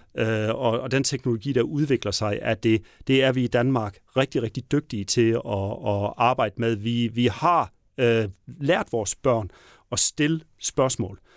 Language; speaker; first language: Danish; native; Danish